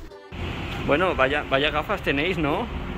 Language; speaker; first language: Spanish; native; Spanish